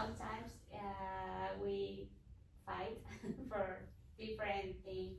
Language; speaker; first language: English; non-native, learner; Spanish